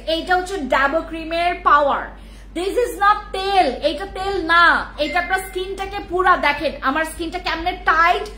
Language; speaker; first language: Bangla; non-native, local second language; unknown